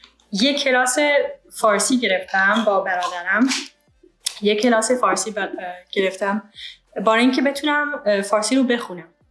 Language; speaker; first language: Persian; early bilingual, heritage; English